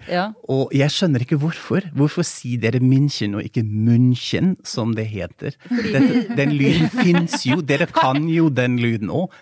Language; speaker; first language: Norwegian; non-native, fluent; German